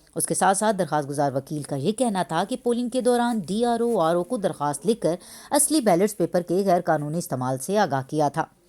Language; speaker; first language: Urdu; native; Urdu